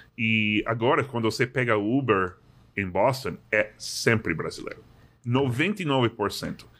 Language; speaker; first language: Portuguese; non-native, fluent; English